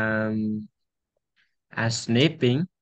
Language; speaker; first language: English; non-native, learner; Vietnamese